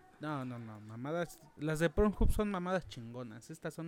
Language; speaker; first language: Spanish; native; Spanish